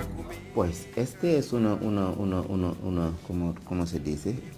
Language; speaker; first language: Spanish; non-native, learner; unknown